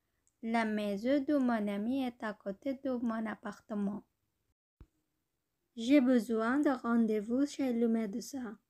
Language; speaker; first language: French; non-native, learner; Bangla